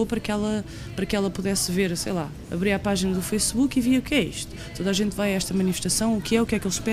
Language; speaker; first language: Portuguese; native; Portuguese